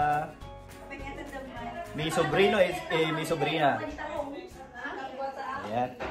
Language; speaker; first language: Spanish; non-native, learner; Filipino